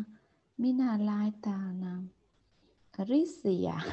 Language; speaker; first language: Finnish; non-native, learner; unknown